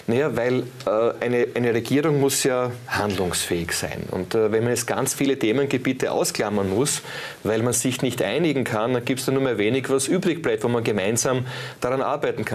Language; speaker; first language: German; native; German